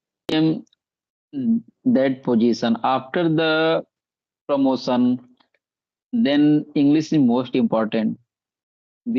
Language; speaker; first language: English; non-native, learner; Bhojpuri